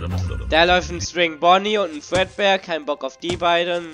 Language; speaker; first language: German; native; German